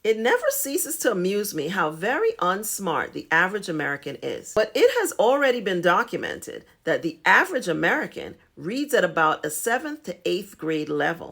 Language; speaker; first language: English; native; English